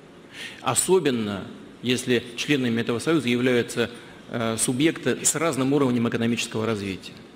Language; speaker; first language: Russian; native; Russian